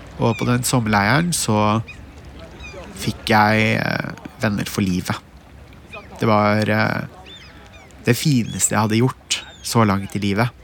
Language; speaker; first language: Norwegian; early bilingual, other home language; Central Kurdish